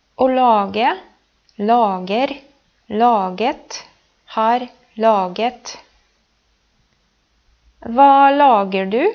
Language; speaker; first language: Norwegian; non-native, fluent; Polish